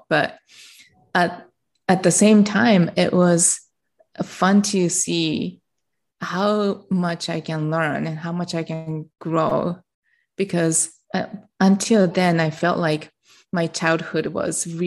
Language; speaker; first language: English; non-native, fluent; Japanese